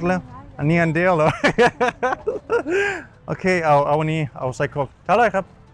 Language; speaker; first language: Thai; non-native, learner; Russian